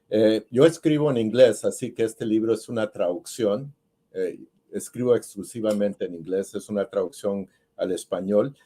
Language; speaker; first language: Spanish; early bilingual, heritage; Spanish